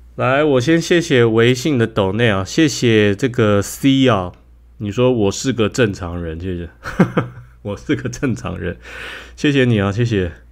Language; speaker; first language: Chinese; native; Chinese